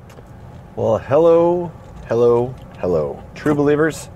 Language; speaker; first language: English; native; English